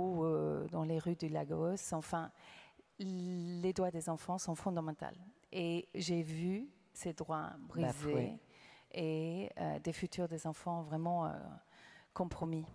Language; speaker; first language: French; non-native, fluent; English